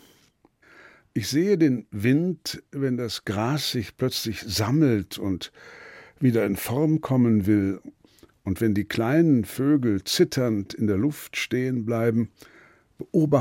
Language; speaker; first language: German; native; German